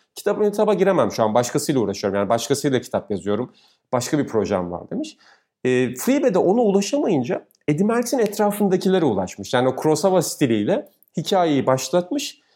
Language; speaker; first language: Turkish; native; Turkish